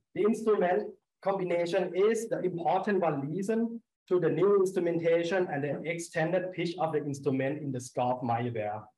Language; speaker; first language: English; non-native, learner; Thai